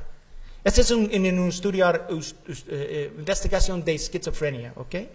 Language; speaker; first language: Spanish; non-native, learner; English